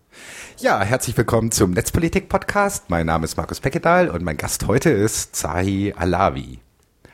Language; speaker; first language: German; native; German